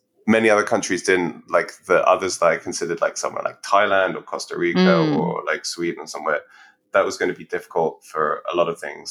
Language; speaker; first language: English; native; English